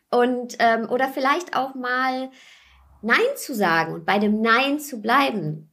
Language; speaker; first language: German; early bilingual, other home language; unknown